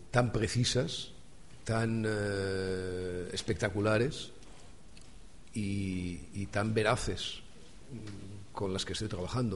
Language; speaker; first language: Spanish; native; Spanish